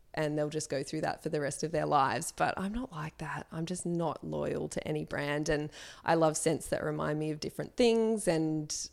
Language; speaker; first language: English; native; English